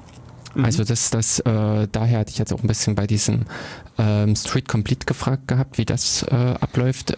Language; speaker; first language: German; native; German